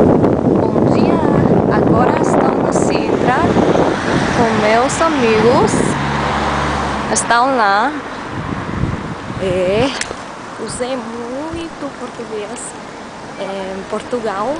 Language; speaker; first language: Portuguese; non-native, learner; English